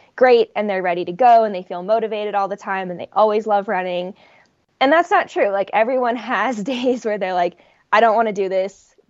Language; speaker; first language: English; native; English